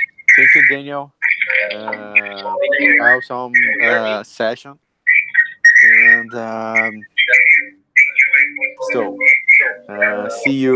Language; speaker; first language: English; non-native, learner; Portuguese